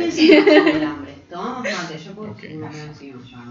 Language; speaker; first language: Spanish; native; Spanish